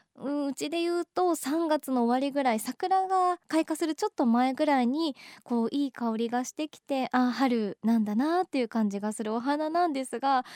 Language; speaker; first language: Japanese; native; Japanese